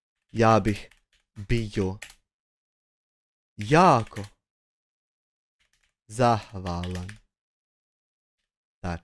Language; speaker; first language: Bosnian; native; Bosnian